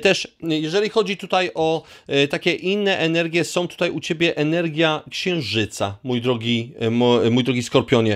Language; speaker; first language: Polish; native; Polish